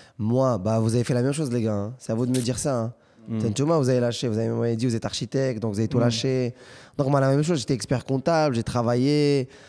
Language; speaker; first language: French; non-native, local second language; Arabic